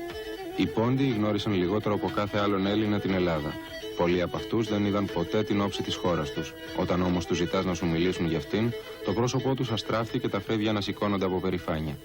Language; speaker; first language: Greek; native; Greek